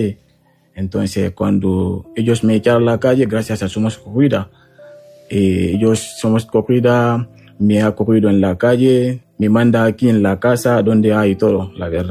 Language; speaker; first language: Spanish; non-native, learner; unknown